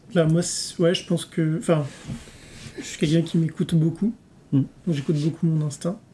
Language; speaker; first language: French; native; French